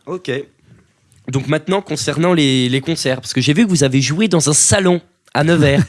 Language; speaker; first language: French; native; French